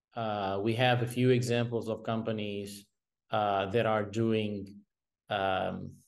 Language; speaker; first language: English; non-native, fluent; Portuguese